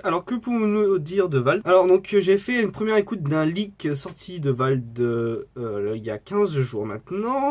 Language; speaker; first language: French; native; French